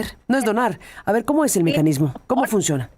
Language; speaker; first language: Spanish; native; Spanish